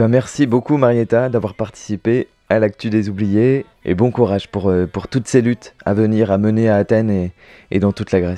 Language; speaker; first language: French; native; French